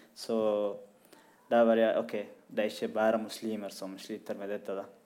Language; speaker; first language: Norwegian; non-native, fluent; Tigrinya